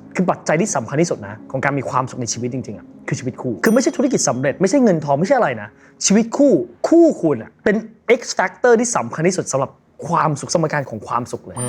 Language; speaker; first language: Thai; non-native, fluent; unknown